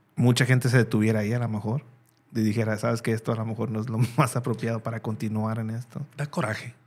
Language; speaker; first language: Spanish; native; Spanish